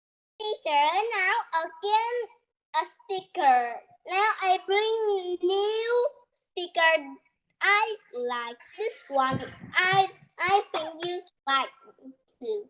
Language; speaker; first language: English; non-native, learner; Vietnamese